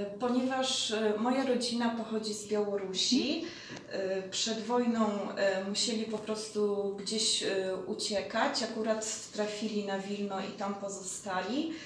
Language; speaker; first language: Polish; early bilingual, heritage; Polish